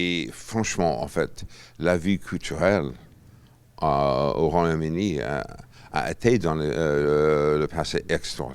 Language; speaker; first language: French; non-native, fluent; English